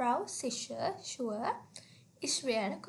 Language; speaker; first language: German; non-native, learner; Sinhala